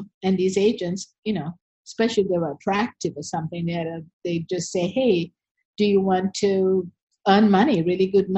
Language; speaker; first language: English; non-native, local second language; Sinhala